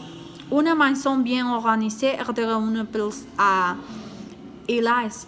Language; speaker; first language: French; non-native, learner; Spanish